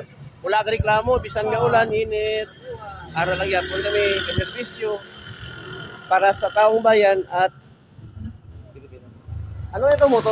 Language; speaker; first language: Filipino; non-native, local second language; Cebuano